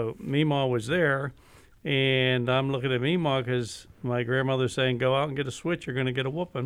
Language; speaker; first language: English; native; English